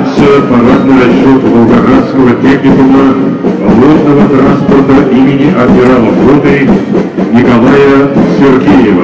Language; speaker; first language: Russian; native; Russian